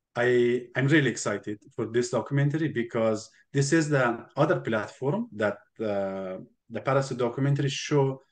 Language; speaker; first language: English; non-native, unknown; Persian